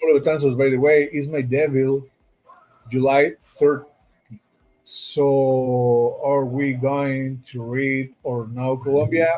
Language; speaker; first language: English; non-native, fluent; Spanish